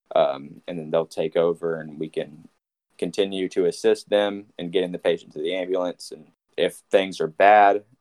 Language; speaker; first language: English; native; English